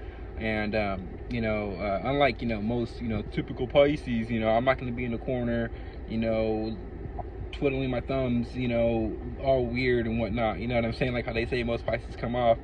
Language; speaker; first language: English; native; English